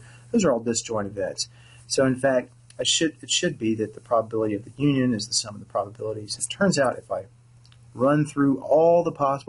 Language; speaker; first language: English; native; English